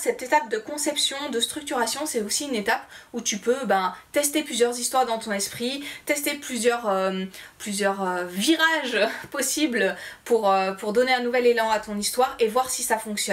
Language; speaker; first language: French; native; French